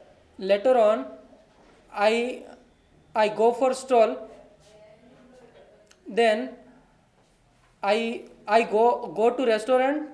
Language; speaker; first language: English; non-native, learner; Hindi